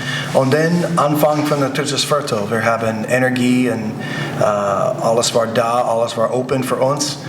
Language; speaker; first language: German; non-native, learner; English